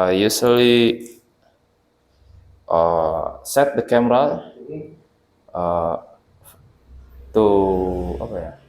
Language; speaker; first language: English; non-native, learner; Indonesian